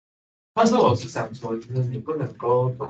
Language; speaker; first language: Chinese; native; Chinese